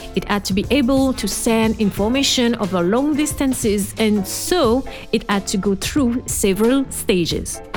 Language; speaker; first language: English; non-native, fluent; French